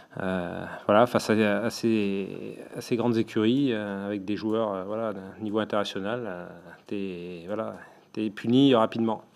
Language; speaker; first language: French; native; French